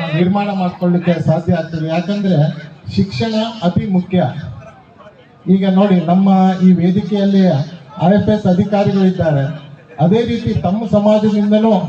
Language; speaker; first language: Kannada; native; Kannada